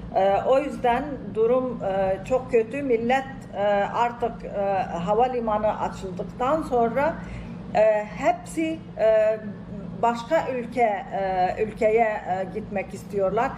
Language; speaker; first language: Turkish; non-native, fluent; Arabic